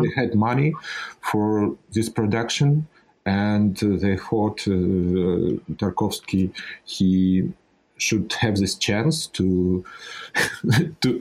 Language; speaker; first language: English; non-native, fluent; Russian